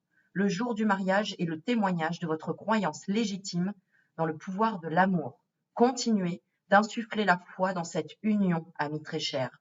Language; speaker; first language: French; native; French